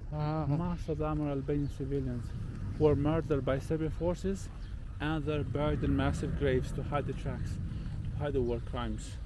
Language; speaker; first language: English; non-native, local second language; Albanian